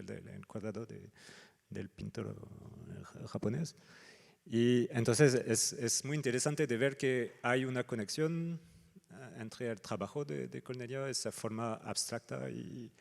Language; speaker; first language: Spanish; non-native, fluent; French